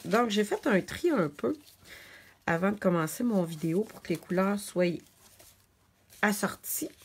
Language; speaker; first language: French; native; French